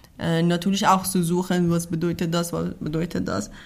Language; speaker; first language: German; non-native, learner; Persian